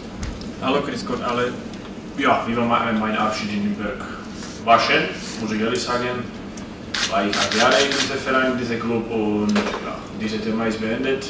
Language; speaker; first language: German; non-native, fluent; Slovak